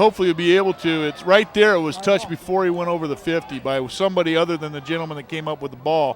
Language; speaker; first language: English; native; English